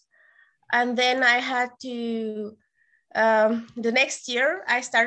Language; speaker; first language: English; non-native, fluent; Bulgarian